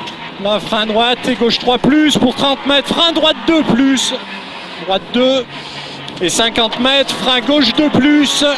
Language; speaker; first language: French; native; French